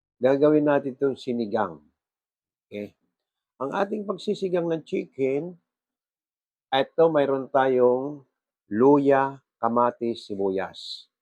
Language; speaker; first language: Filipino; non-native, local second language; Bikol